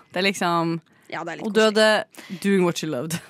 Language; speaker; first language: Norwegian; native; Norwegian